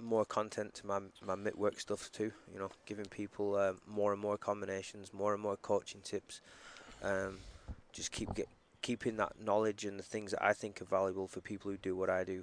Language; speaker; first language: English; native; English